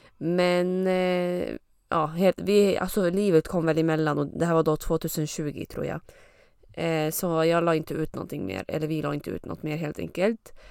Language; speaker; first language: Swedish; early bilingual, other home language; Arabic